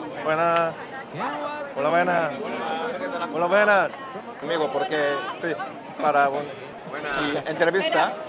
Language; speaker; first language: Spanish; non-native, learner; Korean